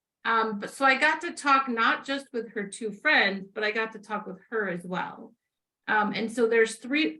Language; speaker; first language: English; native; English